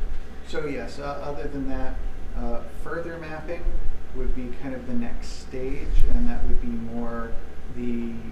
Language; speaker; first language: English; native; English